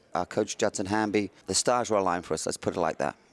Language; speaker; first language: English; native; English